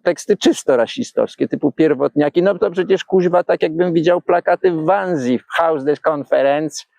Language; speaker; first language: Polish; native; Polish